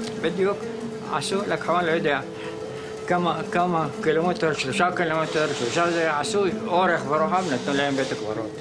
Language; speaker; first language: Hebrew; non-native, fluent; Arabic